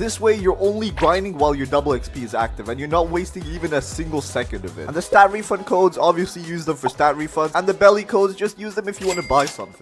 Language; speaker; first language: English; native; English